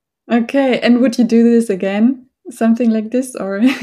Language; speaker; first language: English; non-native, fluent; German